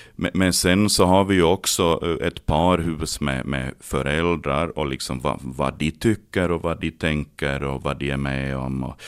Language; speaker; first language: Swedish; native; Swedish